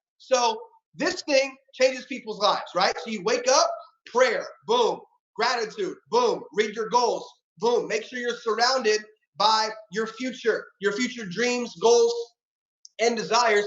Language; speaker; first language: English; native; English